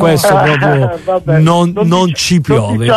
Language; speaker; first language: Italian; native; Italian